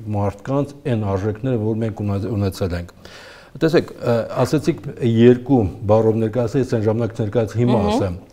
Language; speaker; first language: Armenian; native; Armenian